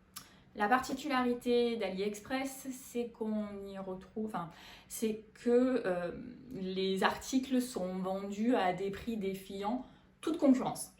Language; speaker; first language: French; native; French